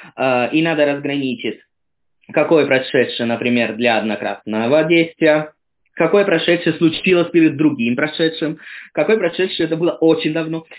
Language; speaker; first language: Russian; non-native, fluent; Italian